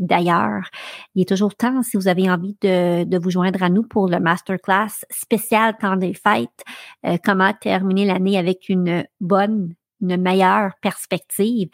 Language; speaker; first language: French; native; French